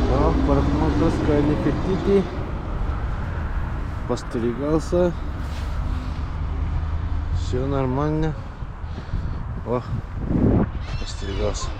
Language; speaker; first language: Russian; non-native, local second language; Yakut